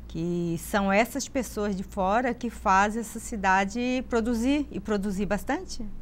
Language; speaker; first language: Portuguese; native; Portuguese